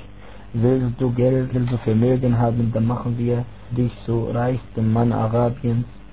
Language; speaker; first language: German; non-native, fluent; Arabic